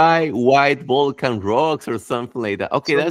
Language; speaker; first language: English; non-native, fluent; Spanish